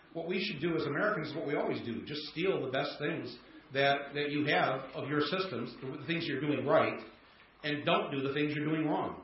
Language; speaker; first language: English; native; English